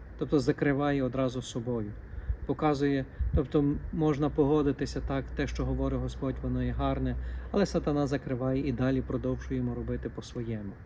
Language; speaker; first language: Ukrainian; native; Ukrainian